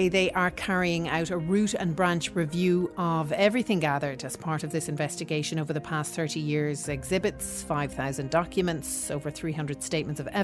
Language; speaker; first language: English; native; English